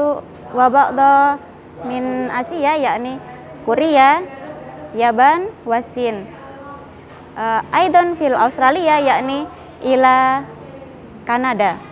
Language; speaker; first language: Arabic; non-native, learner; Indonesian